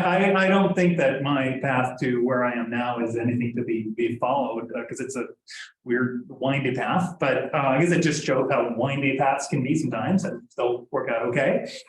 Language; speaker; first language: English; non-native, fluent; Norwegian